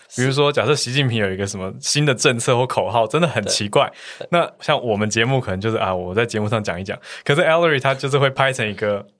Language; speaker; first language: Chinese; native; Chinese